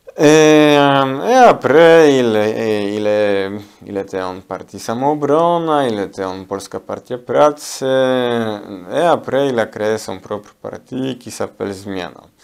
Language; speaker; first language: French; non-native, learner; Polish